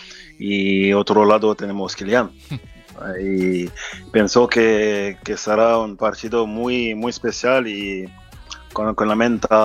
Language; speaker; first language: Spanish; non-native, fluent; French